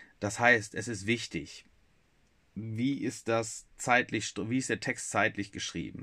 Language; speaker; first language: German; native; German